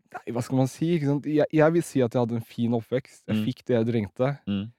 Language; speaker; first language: Norwegian; early bilingual, other home language; Riffian